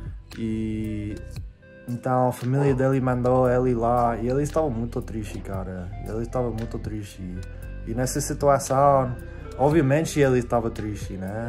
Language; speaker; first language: Portuguese; non-native, fluent; English